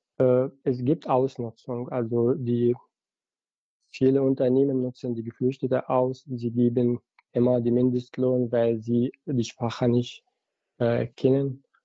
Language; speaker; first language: German; non-native, fluent; Arabic